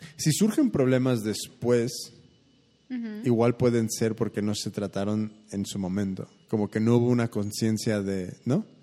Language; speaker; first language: Spanish; early bilingual, heritage; Spanish